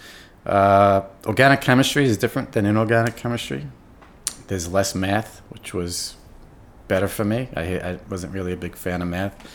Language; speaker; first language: English; native; English